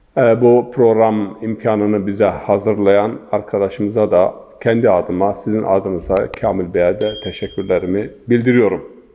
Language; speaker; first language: Turkish; non-native, local second language; Zaza